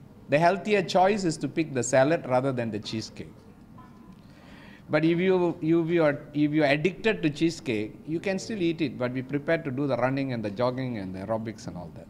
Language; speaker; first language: English; non-native, local second language; Tamil